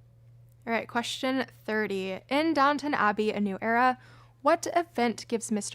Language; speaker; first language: English; native; English